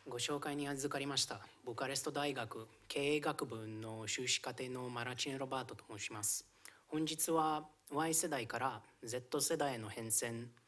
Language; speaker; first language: Japanese; non-native, fluent; Romanian